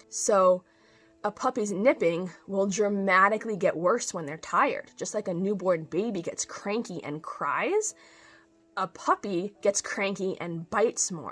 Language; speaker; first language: English; native; English